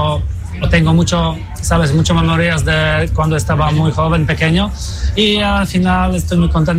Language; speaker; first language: Spanish; non-native, fluent; Polish